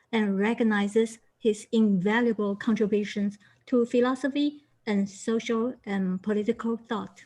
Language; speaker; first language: English; non-native, fluent; Chinese